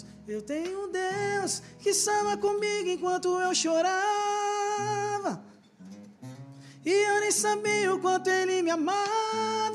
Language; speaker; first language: Portuguese; native; Portuguese